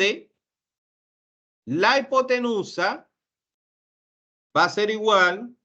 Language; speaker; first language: Spanish; native; Spanish